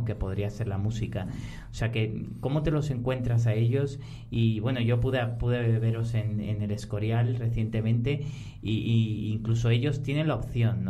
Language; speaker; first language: Spanish; native; Spanish